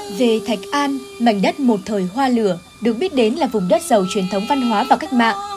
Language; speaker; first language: Vietnamese; native; Vietnamese